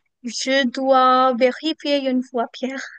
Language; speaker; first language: French; non-native, fluent; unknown